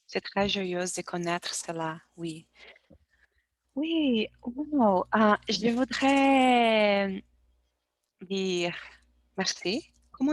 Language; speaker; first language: French; non-native, learner; Portuguese